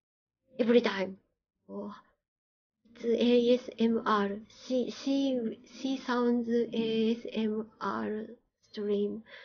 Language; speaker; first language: English; non-native, learner; Japanese